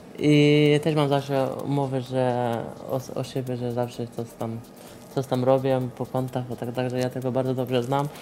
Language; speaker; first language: Polish; non-native, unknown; Azerbaijani